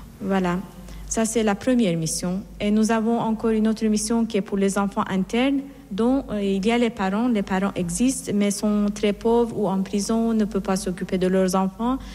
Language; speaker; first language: French; non-native, fluent; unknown